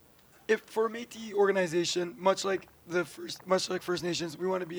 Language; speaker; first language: English; native; English